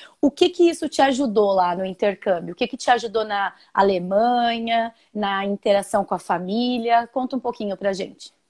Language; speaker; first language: Portuguese; native; Portuguese